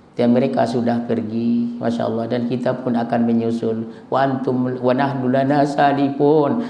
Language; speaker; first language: Malay; native; Malay